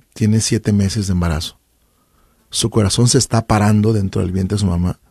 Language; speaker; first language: Spanish; native; Spanish